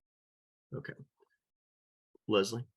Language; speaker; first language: English; native; English